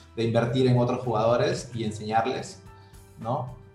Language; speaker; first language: Spanish; native; Spanish